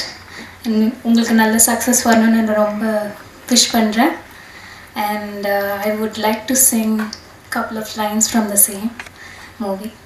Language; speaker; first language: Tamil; non-native, learner; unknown